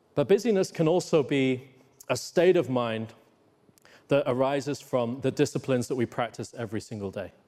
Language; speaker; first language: English; native; English